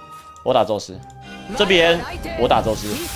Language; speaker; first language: Chinese; native; Chinese